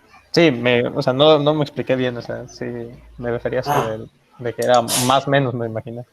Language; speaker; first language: Spanish; native; Spanish